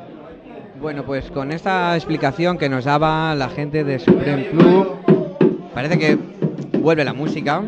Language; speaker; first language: Spanish; native; Spanish